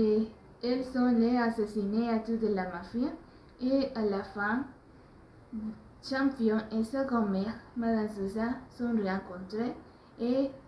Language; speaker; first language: French; non-native, learner; Spanish